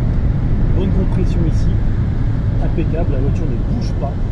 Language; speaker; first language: French; native; French